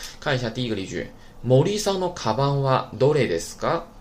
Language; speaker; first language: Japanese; non-native, fluent; Chinese